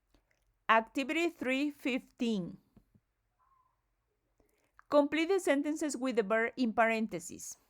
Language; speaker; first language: English; non-native, fluent; Spanish